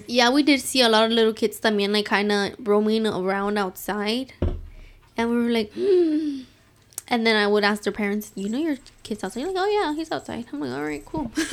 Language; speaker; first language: English; early bilingual, other home language; Spanish